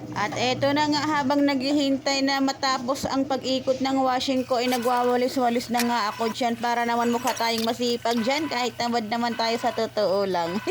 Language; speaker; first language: Filipino; non-native, local second language; Waray